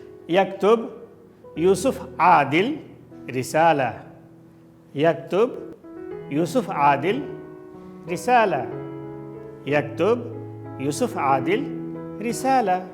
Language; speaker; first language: Arabic; non-native, fluent; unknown